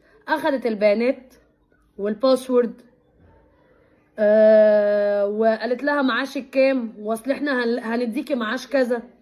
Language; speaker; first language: Arabic; native; Arabic